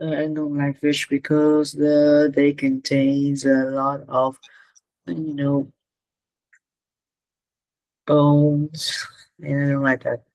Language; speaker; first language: English; non-native, learner; Vietnamese